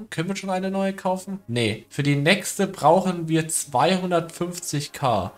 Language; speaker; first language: German; native; German